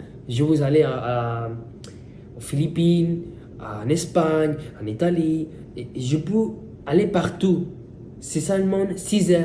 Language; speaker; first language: French; non-native, fluent; Spanish